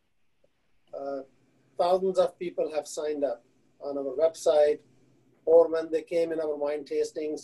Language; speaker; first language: English; non-native, local second language; Hindi